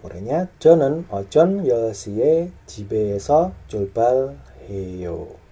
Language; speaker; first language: Korean; non-native, fluent; Indonesian